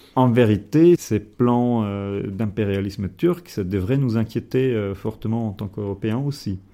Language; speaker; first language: French; non-native, fluent; German